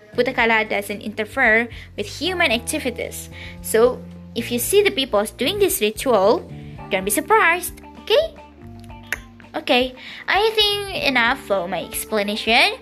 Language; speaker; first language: English; non-native, learner; Indonesian